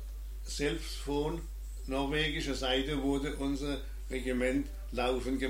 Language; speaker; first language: Danish; non-native, learner; German